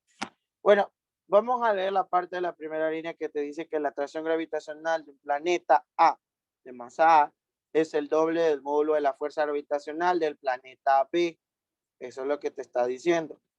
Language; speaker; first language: Spanish; native; Spanish